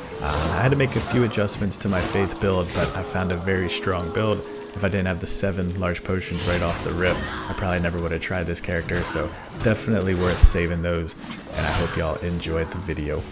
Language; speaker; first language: English; native; English